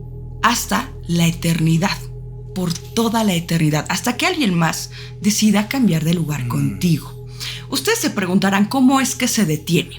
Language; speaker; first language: Spanish; native; Spanish